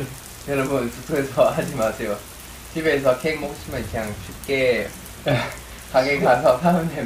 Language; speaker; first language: Korean; non-native, learner; Chinese